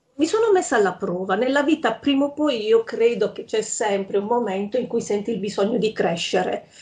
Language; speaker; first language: Italian; native; Italian